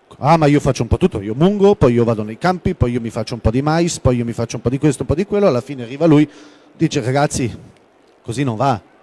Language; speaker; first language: Italian; non-native, local second language; German